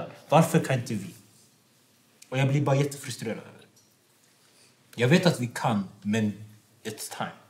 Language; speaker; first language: Swedish; non-native, local second language; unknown